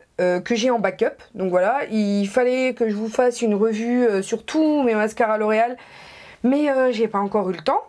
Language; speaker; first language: French; native; French